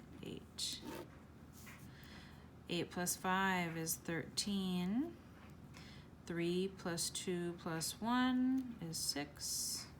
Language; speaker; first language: English; native; English